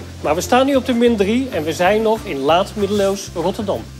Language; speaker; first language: Dutch; native; Dutch